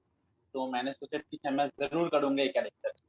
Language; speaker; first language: Hindi; non-native, local second language; Bangla